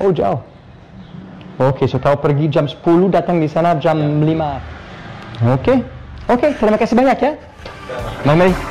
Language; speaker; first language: Indonesian; non-native, learner; English